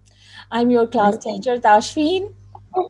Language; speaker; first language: English; non-native, local second language; Urdu